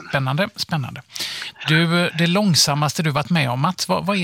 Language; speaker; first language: Swedish; native; Swedish